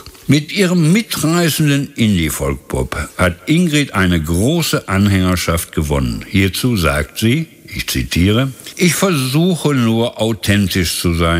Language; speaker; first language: German; native; German